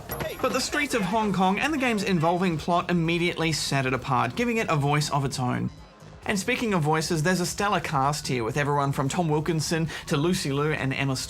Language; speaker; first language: English; native; English